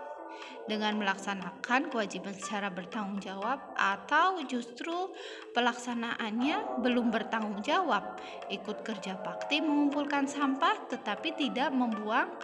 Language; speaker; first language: Indonesian; native; Indonesian